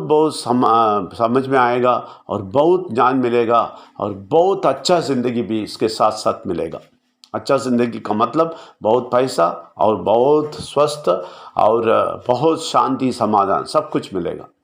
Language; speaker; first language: Hindi; non-native, local second language; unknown